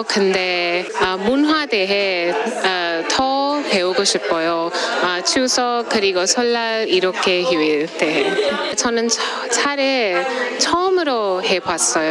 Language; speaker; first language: Korean; non-native, learner; English